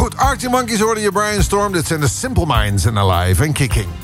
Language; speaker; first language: Dutch; native; Dutch